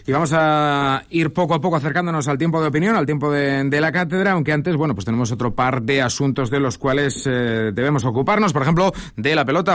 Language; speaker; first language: Spanish; native; Spanish